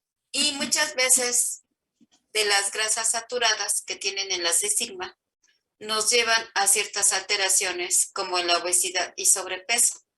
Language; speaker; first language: Spanish; native; Spanish